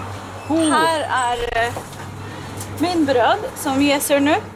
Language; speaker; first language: Swedish; non-native, learner; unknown